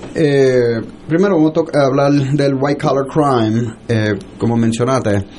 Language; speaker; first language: Spanish; early bilingual, heritage; Spanish